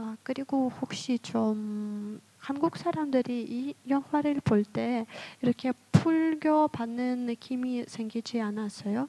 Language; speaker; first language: Korean; non-native, fluent; Russian